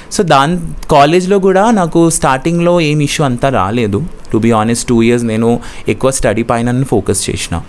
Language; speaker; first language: Telugu; non-native, local second language; Bangla